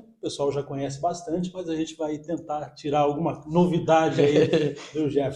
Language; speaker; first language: Portuguese; native; Portuguese